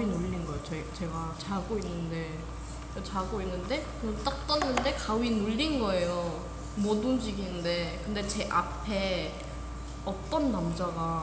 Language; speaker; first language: Korean; non-native, fluent; Thai